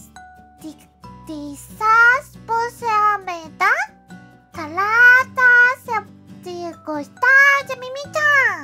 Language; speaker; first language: Portuguese; non-native, learner; Japanese